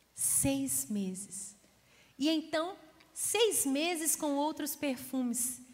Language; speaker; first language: Portuguese; native; Portuguese